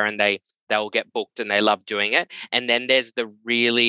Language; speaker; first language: English; native; English